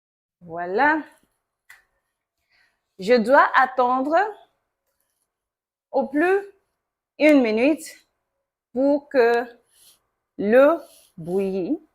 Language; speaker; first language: French; non-native, local second language; Yoruba